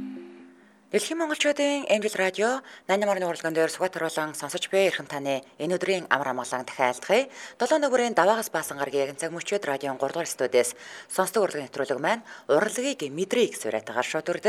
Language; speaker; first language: Mongolian; native; Mongolian